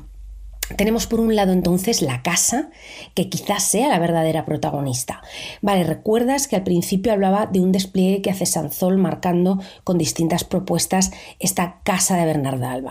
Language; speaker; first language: Spanish; native; Spanish